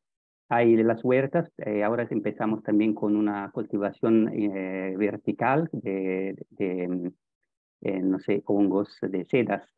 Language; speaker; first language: Spanish; non-native, fluent; Italian